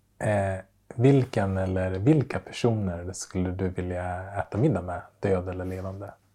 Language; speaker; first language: Swedish; native; Swedish